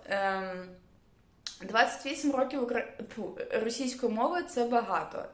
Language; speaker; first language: Ukrainian; non-native, local second language; Russian